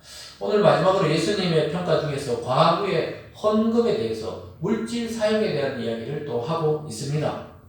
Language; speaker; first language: Korean; native; Korean